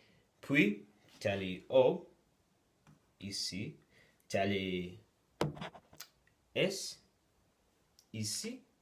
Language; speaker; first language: French; non-native, learner; English